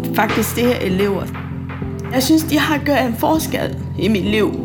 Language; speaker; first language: Danish; non-native, fluent; Malay